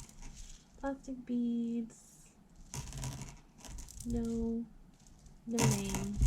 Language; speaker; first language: English; native; English